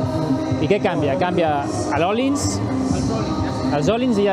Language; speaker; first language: Spanish; native; Spanish